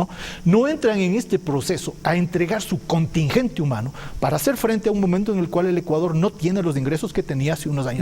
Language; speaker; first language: Spanish; native; Spanish